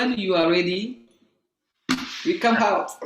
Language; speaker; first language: English; non-native, learner; French